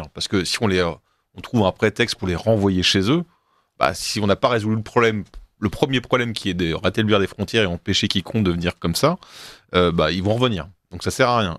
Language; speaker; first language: French; native; French